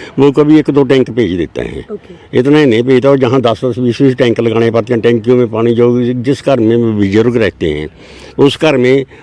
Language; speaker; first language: Hindi; non-native, local second language; Punjabi